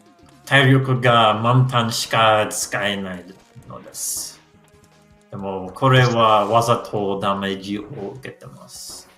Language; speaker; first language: Japanese; non-native, learner; English